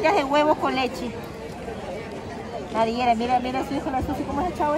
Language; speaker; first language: Spanish; native; Spanish